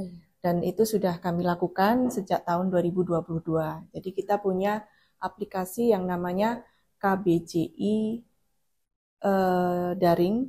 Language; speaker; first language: Indonesian; non-native, local second language; Javanese